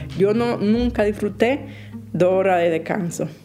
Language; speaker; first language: Spanish; native; Spanish